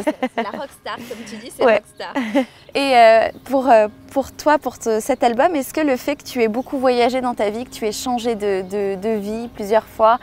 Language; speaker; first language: French; native; French